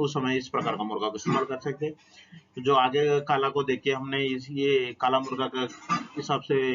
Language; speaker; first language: Hindi; non-native, local second language; Telugu